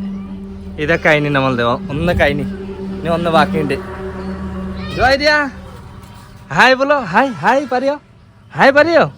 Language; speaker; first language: Malayalam; non-native, learner; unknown